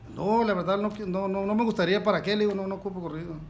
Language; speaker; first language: Spanish; native; Spanish